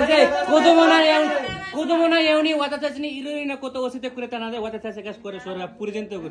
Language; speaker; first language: Japanese; non-native, learner; Nepali